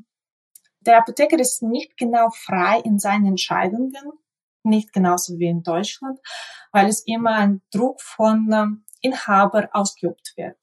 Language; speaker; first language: German; non-native, fluent; Ukrainian